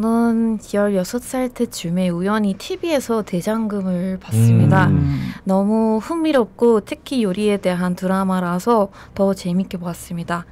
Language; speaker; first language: Korean; non-native, fluent; Persian